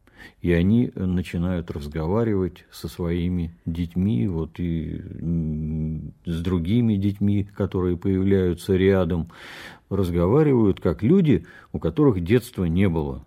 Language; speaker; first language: Russian; native; Russian